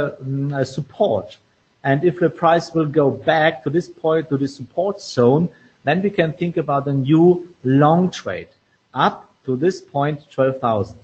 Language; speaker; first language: English; non-native, fluent; German